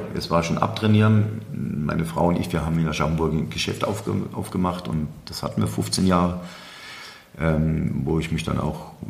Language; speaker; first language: German; native; German